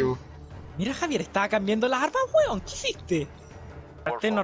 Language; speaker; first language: Spanish; native; Spanish